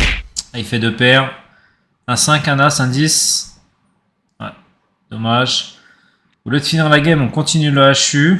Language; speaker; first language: French; native; French